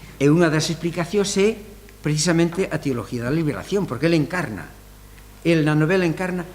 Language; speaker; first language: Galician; native; Galician